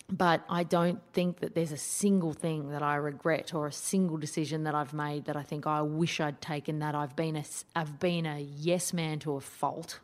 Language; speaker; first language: English; native; English